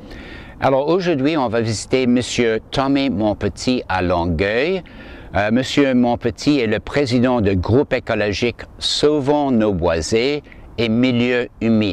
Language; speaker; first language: French; non-native, fluent; English